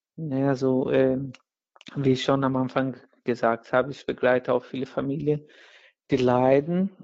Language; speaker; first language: German; non-native, fluent; Portuguese